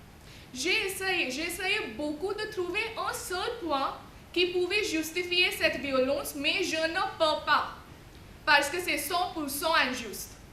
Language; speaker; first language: French; non-native, fluent; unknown